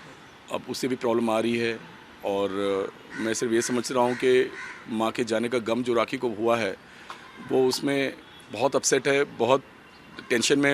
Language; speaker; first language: Hindi; native; Hindi